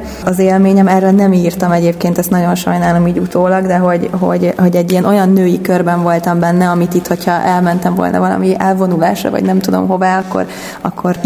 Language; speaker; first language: Hungarian; native; Hungarian